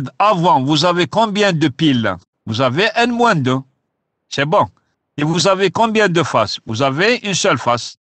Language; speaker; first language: French; non-native, local second language; Arabic